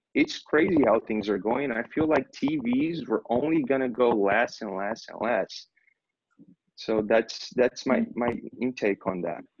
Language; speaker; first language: English; non-native, fluent; Portuguese